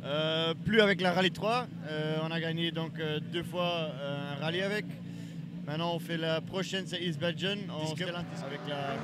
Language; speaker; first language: French; non-native, local second language; Dutch